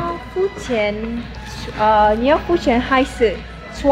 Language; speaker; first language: Chinese; non-native, learner; Malay